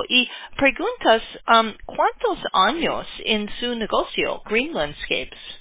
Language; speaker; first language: Spanish; non-native, learner; English